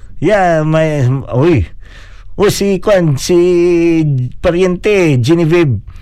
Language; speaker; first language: Filipino; non-native, local second language; Cebuano